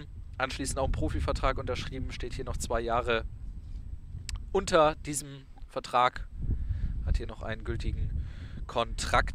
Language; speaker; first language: German; native; German